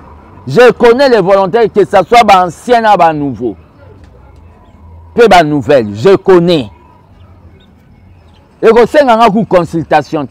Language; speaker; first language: French; non-native, local second language; Lingala